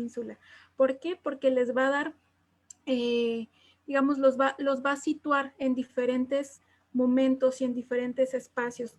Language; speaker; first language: Spanish; native; Spanish